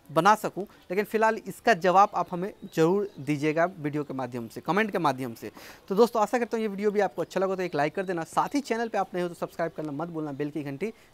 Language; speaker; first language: Hindi; native; Hindi